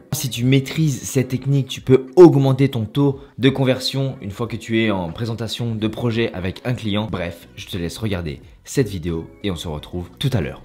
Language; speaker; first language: French; native; French